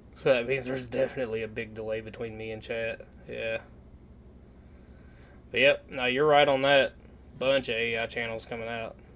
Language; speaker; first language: English; native; English